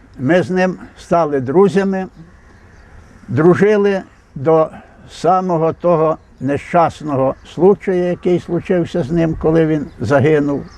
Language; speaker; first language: Ukrainian; native; Ukrainian